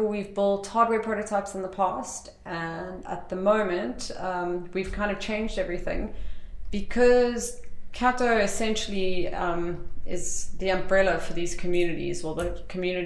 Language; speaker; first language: English; native; English